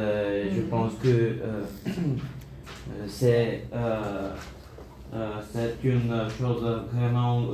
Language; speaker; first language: French; non-native, learner; Bulgarian